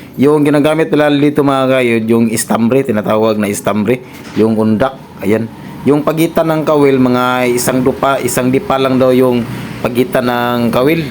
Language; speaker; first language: Filipino; non-native, local second language; Cebuano